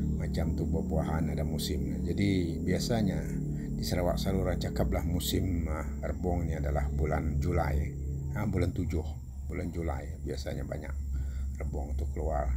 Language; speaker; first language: Malay; non-native, local second language; Iban